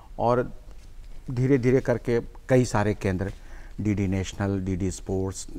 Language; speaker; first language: Hindi; native; Hindi